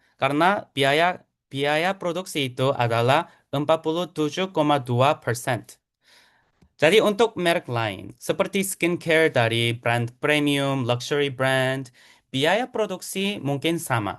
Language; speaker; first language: Indonesian; non-native, fluent; Korean